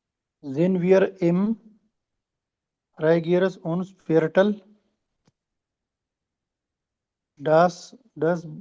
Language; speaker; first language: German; non-native, learner; Urdu